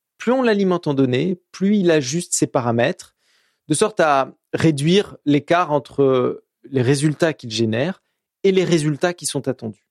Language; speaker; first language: French; native; French